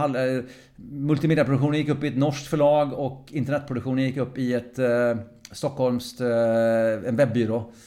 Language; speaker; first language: Swedish; early bilingual, other home language; English